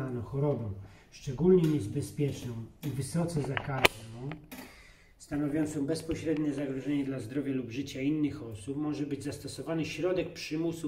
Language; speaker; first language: Polish; native; Polish